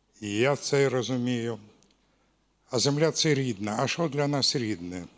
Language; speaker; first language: Ukrainian; non-native, local second language; Russian